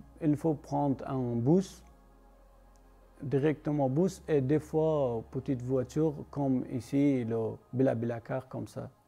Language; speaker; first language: French; non-native, learner; Persian